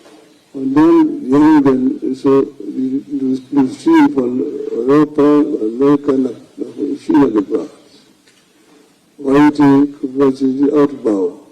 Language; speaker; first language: German; non-native, fluent; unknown